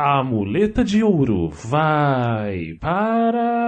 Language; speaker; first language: Portuguese; native; Portuguese